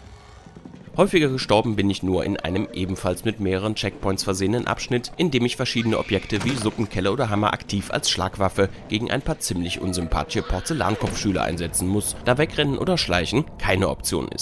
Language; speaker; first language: German; native; German